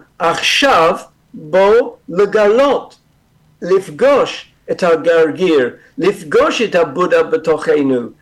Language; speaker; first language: Hebrew; non-native, fluent; English